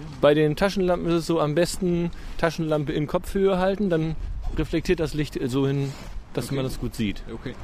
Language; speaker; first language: German; native; German